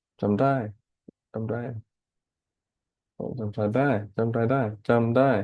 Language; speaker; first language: Thai; non-native, learner; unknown